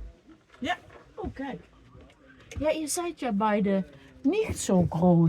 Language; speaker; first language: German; non-native, learner; Dutch